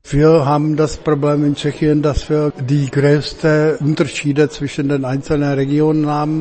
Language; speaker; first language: German; non-native, fluent; Czech